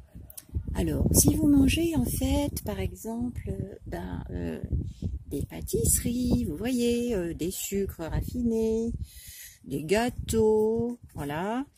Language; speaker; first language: French; native; French